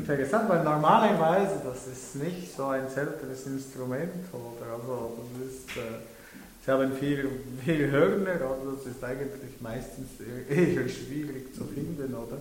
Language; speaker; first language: German; non-native, local second language; French